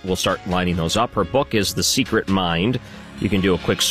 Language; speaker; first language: English; native; English